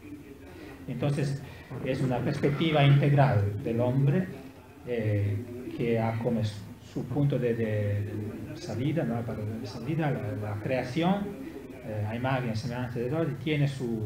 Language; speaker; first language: Spanish; non-native, learner; Italian